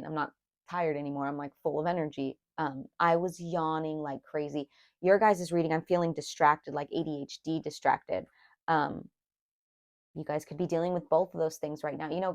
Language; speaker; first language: English; native; English